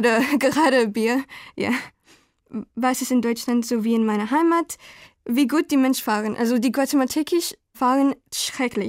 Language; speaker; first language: German; non-native, learner; Spanish